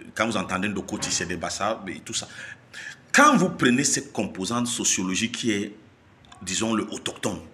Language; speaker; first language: French; non-native, local second language; Basaa